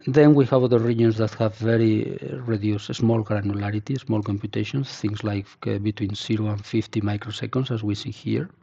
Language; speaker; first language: English; non-native, fluent; Spanish